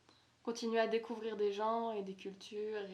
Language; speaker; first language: French; native; French